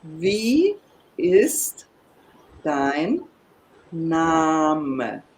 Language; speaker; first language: German; non-native, fluent; English